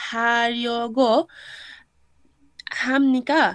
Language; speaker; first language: Korean; non-native, learner; Bangla